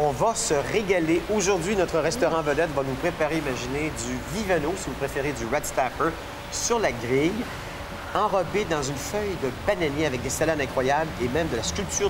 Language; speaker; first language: French; native; French